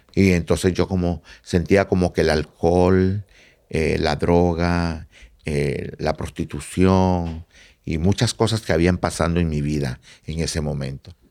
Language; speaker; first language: Spanish; native; Spanish